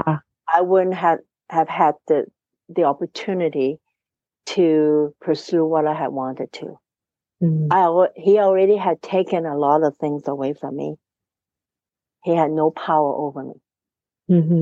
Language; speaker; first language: English; non-native, local second language; Cantonese